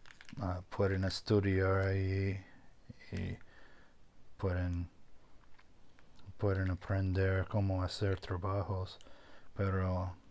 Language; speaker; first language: Spanish; non-native, fluent; English